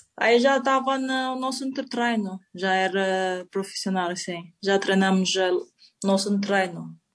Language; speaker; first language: Portuguese; non-native, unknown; Chinese